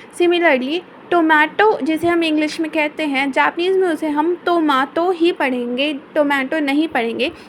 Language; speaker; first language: Hindi; native; Hindi